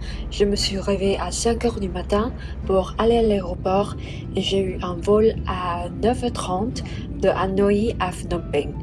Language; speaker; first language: French; non-native, fluent; Vietnamese